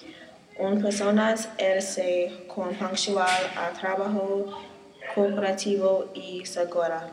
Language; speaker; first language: Spanish; non-native, learner; English